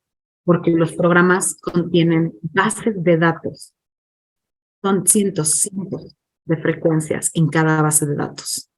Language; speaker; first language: Spanish; non-native, fluent; English